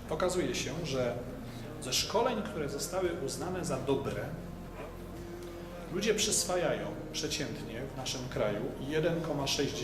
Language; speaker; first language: Polish; native; Polish